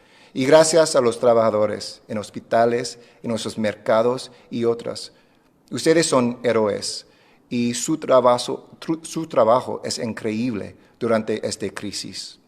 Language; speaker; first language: Spanish; non-native, fluent; English